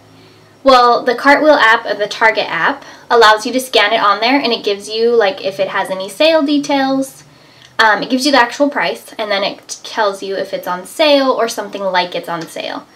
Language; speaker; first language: English; native; English